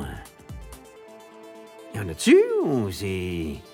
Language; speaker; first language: French; native; French